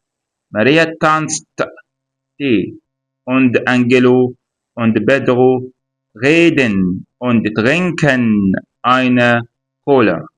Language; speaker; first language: German; non-native, fluent; Arabic